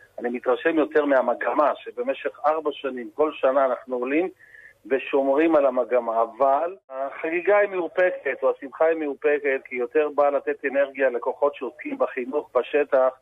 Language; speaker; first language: Hebrew; native; Hebrew